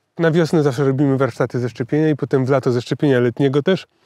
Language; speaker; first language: Polish; native; Polish